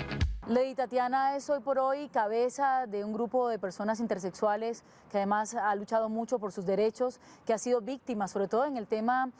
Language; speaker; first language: Spanish; native; Spanish